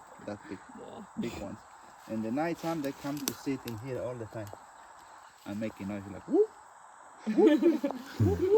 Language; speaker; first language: English; non-native, local second language; Spanish